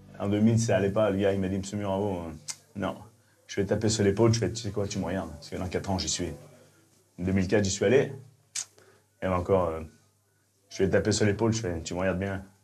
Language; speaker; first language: French; native; French